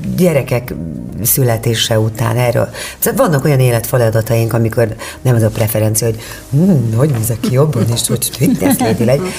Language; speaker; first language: Hungarian; native; Hungarian